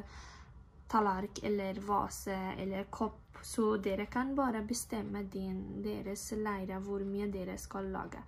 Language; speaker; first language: Norwegian; non-native, fluent; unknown